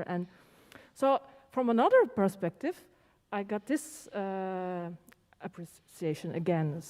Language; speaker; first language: English; non-native, fluent; Dutch